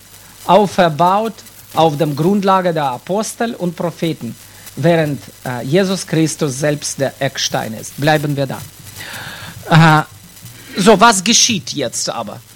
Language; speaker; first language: German; non-native, fluent; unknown